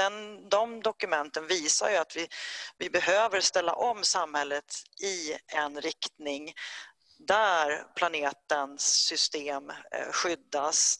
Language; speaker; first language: Swedish; native; Swedish